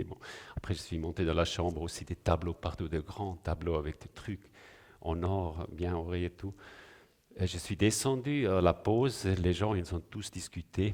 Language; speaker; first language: French; non-native, local second language; German